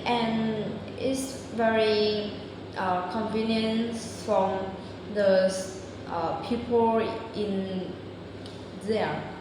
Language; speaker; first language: English; non-native, learner; Vietnamese